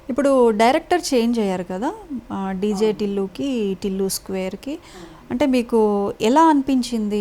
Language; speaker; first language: Telugu; native; Telugu